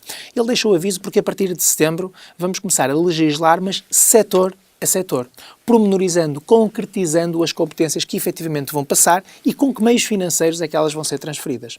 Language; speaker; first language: Portuguese; native; Portuguese